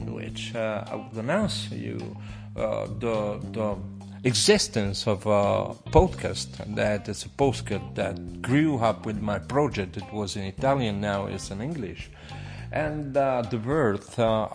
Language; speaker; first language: English; non-native, fluent; Italian